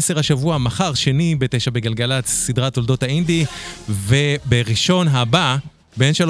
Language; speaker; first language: Hebrew; native; Hebrew